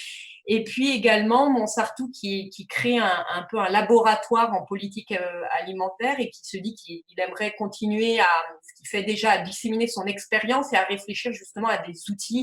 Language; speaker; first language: French; native; French